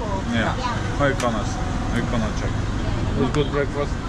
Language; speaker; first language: English; non-native, learner; Polish